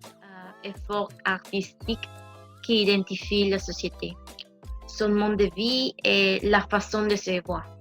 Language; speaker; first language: French; non-native, learner; Spanish